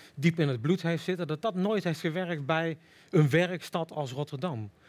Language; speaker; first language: Dutch; native; Dutch